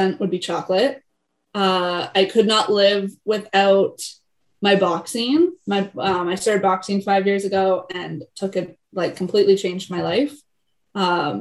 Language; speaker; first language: English; native; English